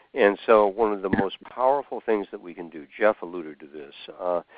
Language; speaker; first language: English; native; English